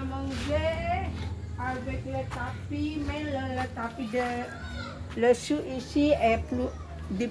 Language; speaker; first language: French; non-native, learner; Indonesian